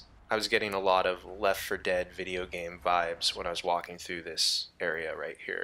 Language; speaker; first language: English; native; English